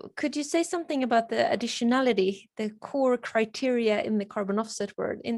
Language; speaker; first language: English; non-native, fluent; Swedish